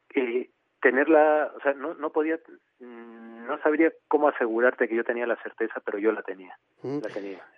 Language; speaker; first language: Spanish; native; Spanish